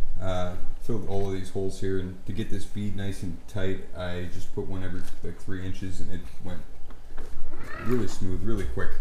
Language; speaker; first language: English; native; English